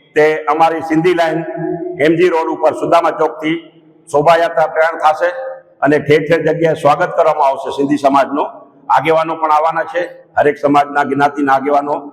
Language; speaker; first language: Gujarati; non-native, local second language; Sindhi